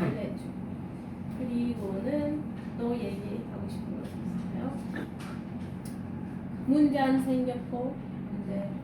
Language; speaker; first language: Korean; non-native, fluent; Turkish